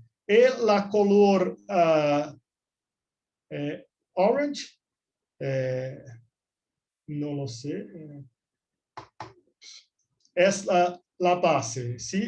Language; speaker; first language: Spanish; non-native, fluent; Portuguese